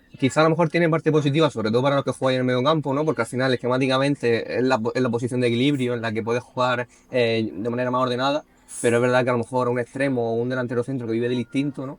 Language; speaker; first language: Spanish; native; Spanish